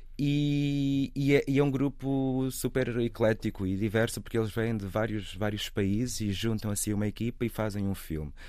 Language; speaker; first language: Portuguese; native; Portuguese